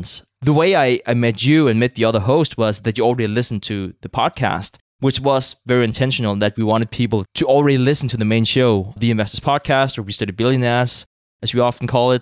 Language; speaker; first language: English; non-native, fluent; Danish